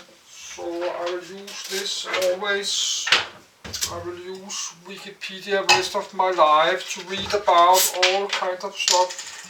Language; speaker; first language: English; non-native, learner; Danish